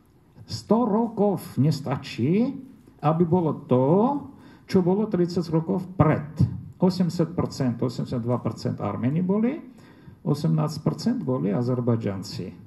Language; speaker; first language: Slovak; non-native, fluent; Armenian